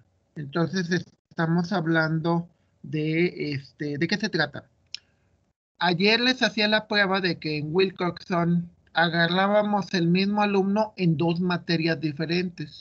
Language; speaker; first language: Spanish; native; Spanish